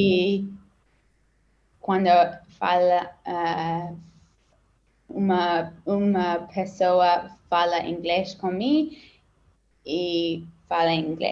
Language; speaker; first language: Portuguese; non-native, learner; English